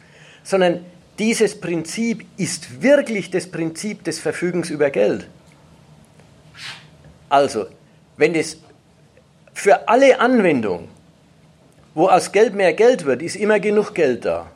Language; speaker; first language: German; native; German